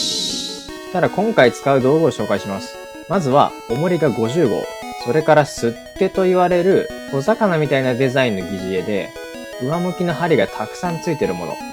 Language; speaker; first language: Japanese; native; Japanese